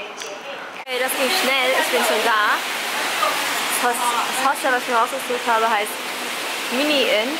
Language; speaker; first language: German; early bilingual, other home language; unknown